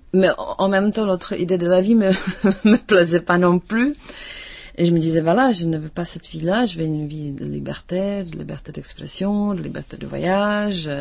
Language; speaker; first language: French; non-native, fluent; Czech